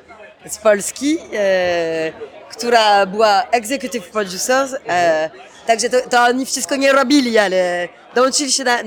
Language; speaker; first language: Polish; early bilingual, heritage; Polish